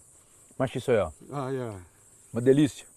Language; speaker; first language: Portuguese; native; Portuguese